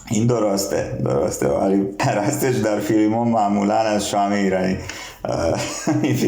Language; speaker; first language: Persian; non-native, learner; Serbian